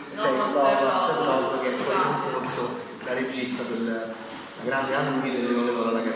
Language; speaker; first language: Italian; native; Italian